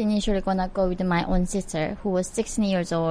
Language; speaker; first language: English; non-native, fluent; Korean